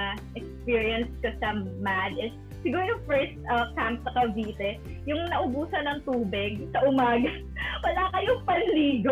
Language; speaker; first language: English; non-native, local second language; Bikol